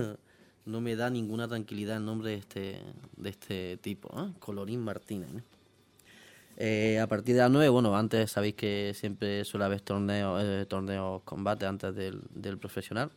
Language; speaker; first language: Spanish; native; Spanish